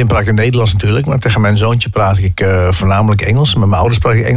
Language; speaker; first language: Dutch; early bilingual, other home language; English